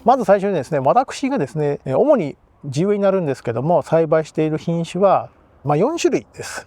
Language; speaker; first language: Japanese; native; Japanese